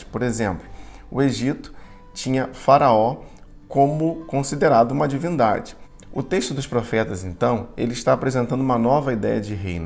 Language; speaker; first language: Portuguese; native; Portuguese